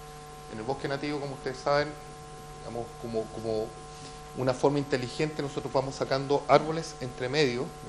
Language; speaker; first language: Spanish; native; Spanish